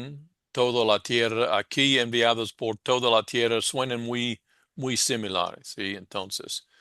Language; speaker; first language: Spanish; non-native, fluent; English